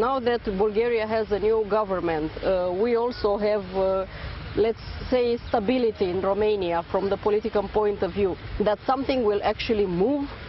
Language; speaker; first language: English; non-native, fluent; Romanian